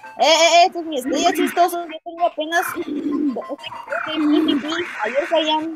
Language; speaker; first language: Spanish; native; Spanish